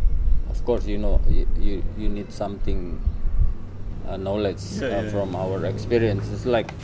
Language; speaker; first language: English; non-native, learner; Indonesian